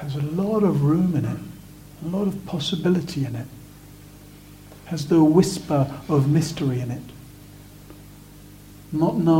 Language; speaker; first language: English; native; English